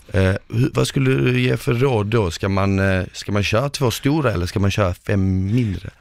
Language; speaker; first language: Swedish; early bilingual, other home language; Bosnian